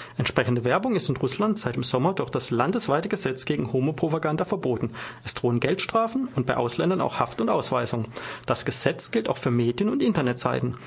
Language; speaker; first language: German; native; German